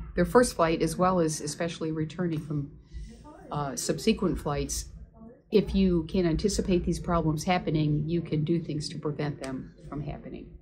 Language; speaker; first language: English; native; English